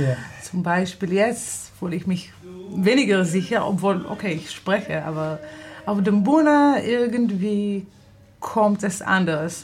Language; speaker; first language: German; non-native, fluent; Hebrew